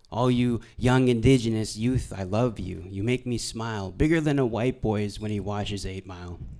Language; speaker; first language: English; native; English